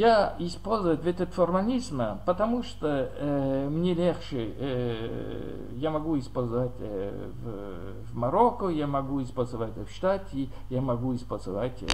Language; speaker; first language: Russian; non-native, learner; French